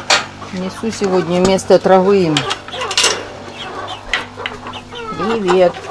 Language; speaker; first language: Russian; native; Russian